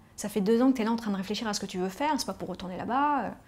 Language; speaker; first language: French; native; French